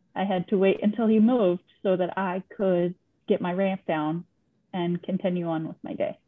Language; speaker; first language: English; native; English